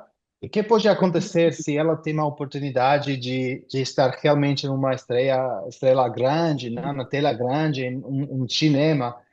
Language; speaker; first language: Portuguese; non-native, fluent; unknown